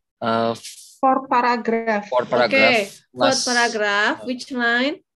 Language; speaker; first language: English; non-native, fluent; Indonesian